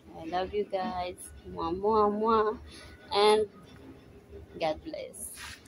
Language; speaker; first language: Filipino; non-native, local second language; Hiligaynon